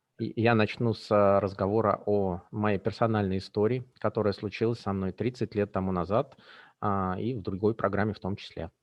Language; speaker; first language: Russian; native; Russian